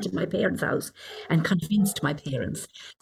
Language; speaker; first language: English; native; English